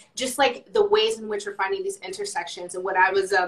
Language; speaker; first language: English; early bilingual, other home language; Spanish